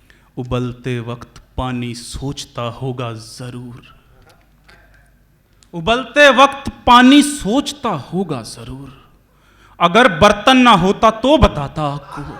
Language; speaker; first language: Hindi; native; Hindi